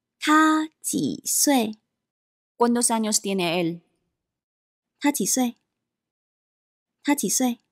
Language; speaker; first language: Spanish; non-native, fluent; Chinese